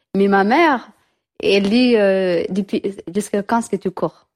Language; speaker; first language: French; non-native, learner; Tigrinya